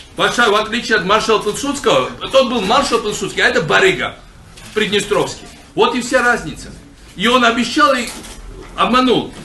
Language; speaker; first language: Russian; non-native, local second language; Georgian